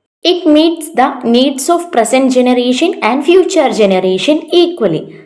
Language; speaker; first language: English; non-native, local second language; Malayalam